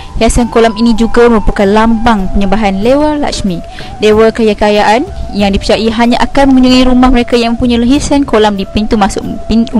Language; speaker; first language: Malay; native; Malay